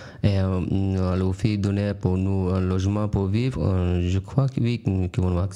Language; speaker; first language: French; non-native, learner; Persian